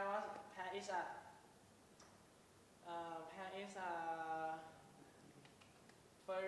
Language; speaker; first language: English; non-native, learner; Thai